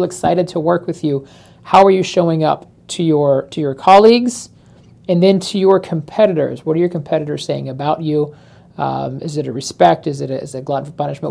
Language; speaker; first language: English; native; English